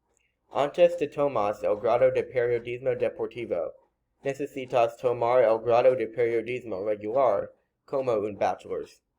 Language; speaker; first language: Spanish; non-native, learner; English